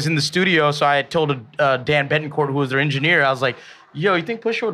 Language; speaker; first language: English; early bilingual, other home language; Bangla